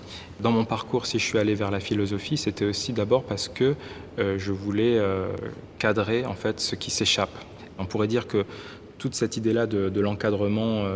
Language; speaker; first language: French; native; French